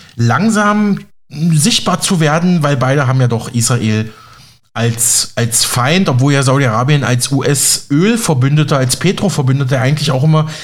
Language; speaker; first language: German; native; German